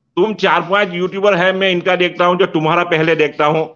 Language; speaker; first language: Hindi; non-native, local second language; Gujarati